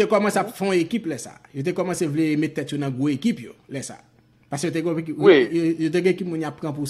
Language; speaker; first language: French; non-native, local second language; Haitian Creole